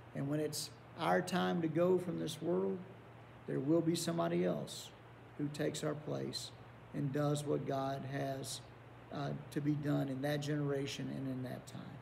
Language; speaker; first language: English; native; English